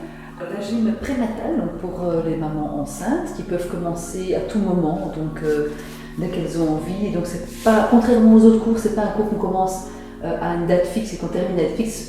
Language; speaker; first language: French; native; French